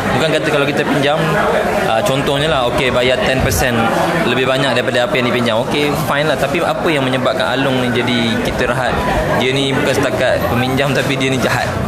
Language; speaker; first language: Malay; native; Malay